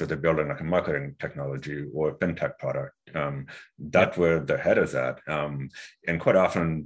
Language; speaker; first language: English; native; English